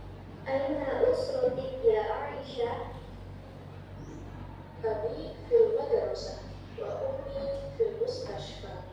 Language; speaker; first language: Arabic; non-native, learner; Indonesian